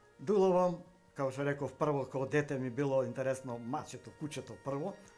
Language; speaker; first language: Macedonian; native; Macedonian